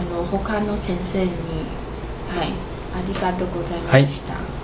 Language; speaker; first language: Japanese; non-native, learner; Chinese